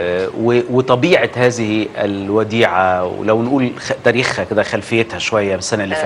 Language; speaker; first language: Arabic; native; Arabic